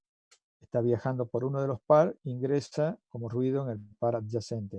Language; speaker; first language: Spanish; native; Spanish